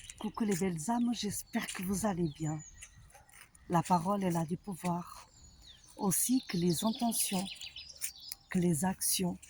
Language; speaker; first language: French; non-native, fluent; Portuguese